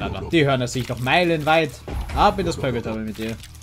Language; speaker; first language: German; native; German